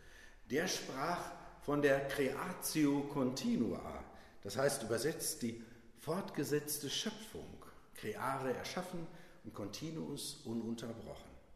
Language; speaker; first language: German; native; German